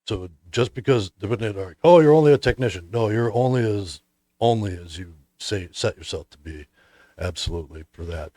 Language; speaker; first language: English; native; English